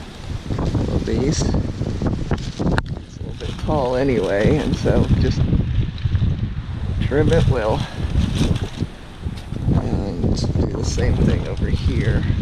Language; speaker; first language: English; native; English